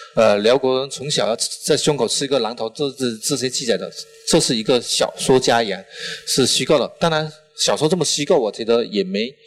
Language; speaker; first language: Chinese; non-native, local second language; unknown